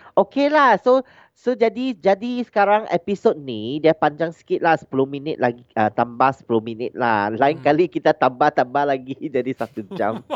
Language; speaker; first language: Malay; non-native, local second language; Chinese